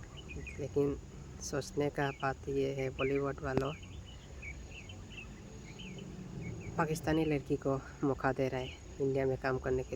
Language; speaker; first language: Hindi; non-native, local second language; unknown